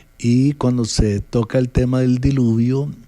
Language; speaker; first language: Spanish; native; Spanish